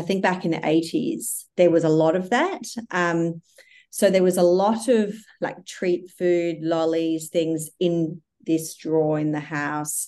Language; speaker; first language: English; native; English